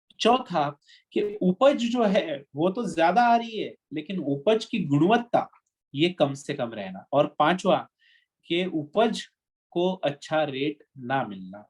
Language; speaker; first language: Hindi; non-native, local second language; Marathi